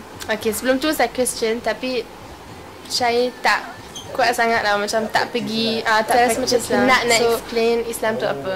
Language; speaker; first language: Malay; non-native, fluent; German